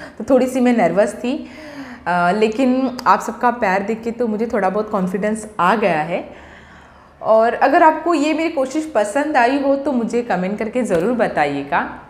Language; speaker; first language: Hindi; non-native, local second language; Marathi